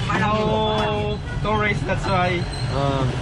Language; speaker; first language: English; non-native, learner; Filipino